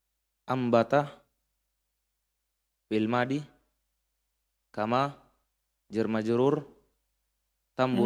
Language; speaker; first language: Arabic; non-native, learner; Indonesian